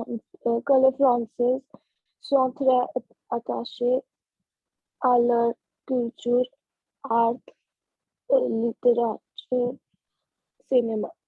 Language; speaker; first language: French; non-native, learner; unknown